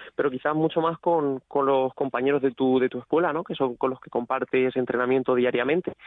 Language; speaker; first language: Spanish; native; Spanish